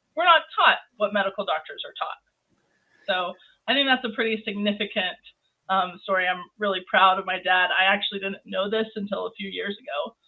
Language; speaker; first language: English; native; English